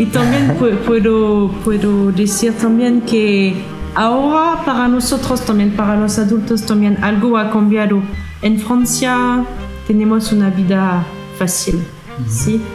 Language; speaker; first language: Spanish; non-native, learner; French